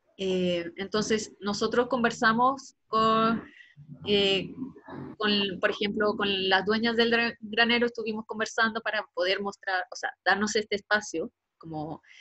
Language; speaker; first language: Spanish; native; Spanish